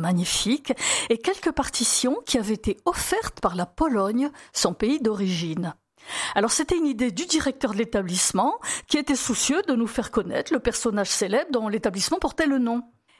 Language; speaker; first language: French; native; French